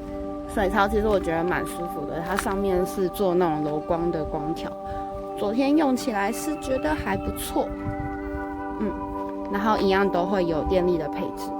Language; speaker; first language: Chinese; native; Chinese